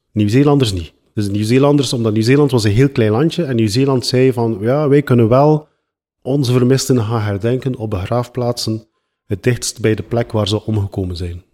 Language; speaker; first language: Dutch; native; Dutch